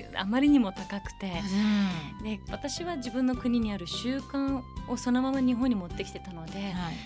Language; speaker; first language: Japanese; early bilingual, other home language; Persian